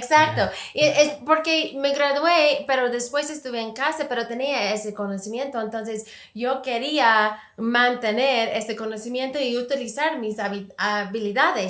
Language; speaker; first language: Spanish; non-native, fluent; English